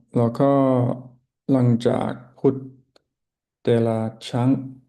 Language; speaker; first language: Thai; non-native, learner; English